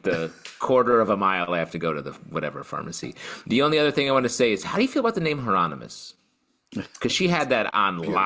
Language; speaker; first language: English; native; English